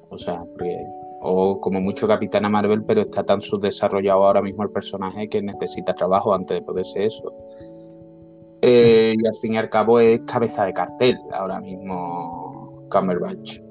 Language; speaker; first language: Spanish; native; Spanish